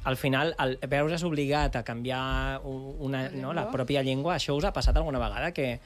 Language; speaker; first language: Catalan; native; Catalan